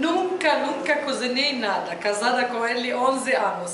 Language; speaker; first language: Portuguese; non-native, fluent; Arabic